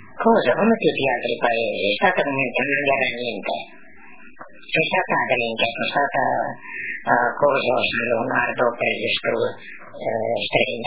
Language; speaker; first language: Italian; non-native, local second language; Friulian